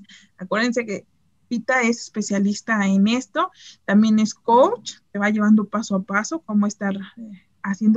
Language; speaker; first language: Spanish; native; Spanish